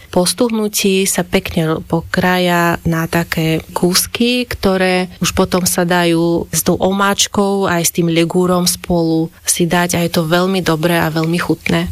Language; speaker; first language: Slovak; non-native, fluent; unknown